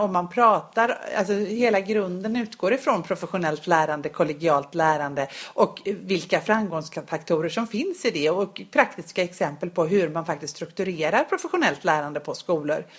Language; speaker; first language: Swedish; native; Swedish